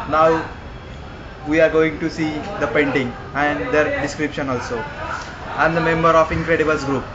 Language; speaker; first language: English; non-native, local second language; Marathi